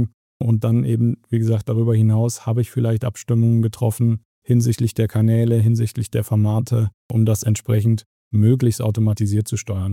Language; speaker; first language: German; native; German